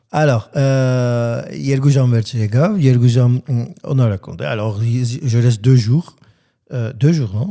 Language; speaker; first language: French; non-native, learner; Armenian